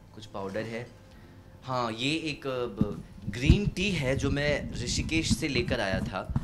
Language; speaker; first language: Hindi; native; Hindi